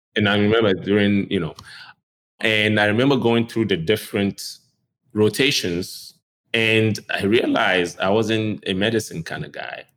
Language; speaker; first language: English; non-native, local second language; Akan